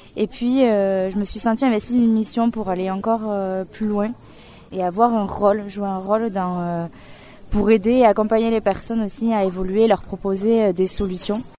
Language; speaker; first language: French; early bilingual, other home language; Spanish